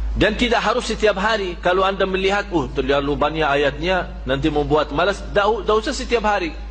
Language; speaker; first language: Malay; non-native, fluent; Arabic